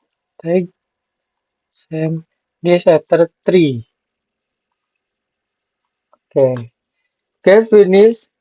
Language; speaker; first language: English; non-native, learner; Indonesian